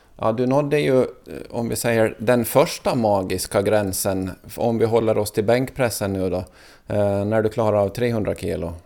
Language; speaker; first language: Swedish; native; Swedish